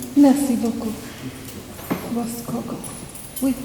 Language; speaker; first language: French; non-native, fluent; Spanish